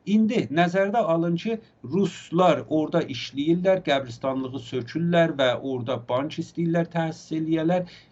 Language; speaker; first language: Azerbaijani; native; Azerbaijani